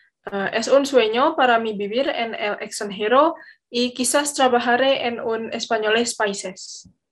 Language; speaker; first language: Spanish; non-native, learner; Indonesian